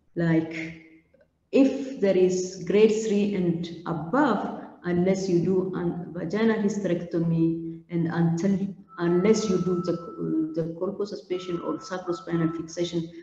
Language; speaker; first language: English; non-native, local second language; Amharic